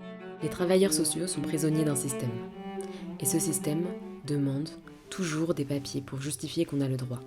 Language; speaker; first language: French; native; French